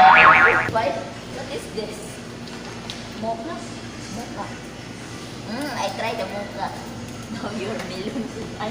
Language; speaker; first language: English; non-native, local second language; Cebuano